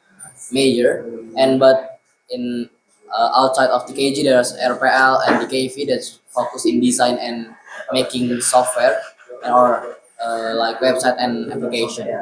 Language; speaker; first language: English; non-native, learner; Indonesian